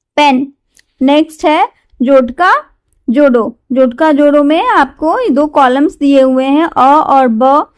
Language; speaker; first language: Hindi; non-native, local second language; Gujarati